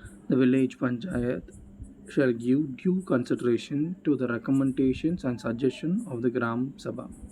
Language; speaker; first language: English; non-native, local second language; Tamil